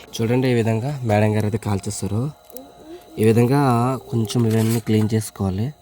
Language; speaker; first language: Telugu; non-native, local second language; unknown